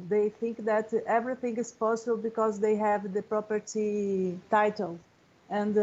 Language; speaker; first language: English; non-native, learner; Portuguese